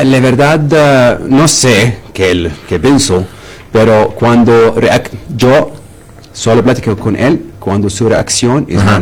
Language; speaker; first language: Spanish; non-native, learner; Arabic